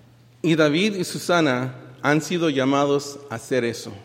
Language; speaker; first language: Spanish; early bilingual, heritage; Spanish